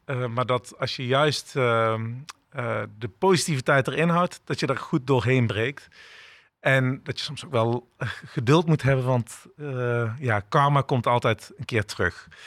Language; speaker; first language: Dutch; early bilingual, other home language; Turkish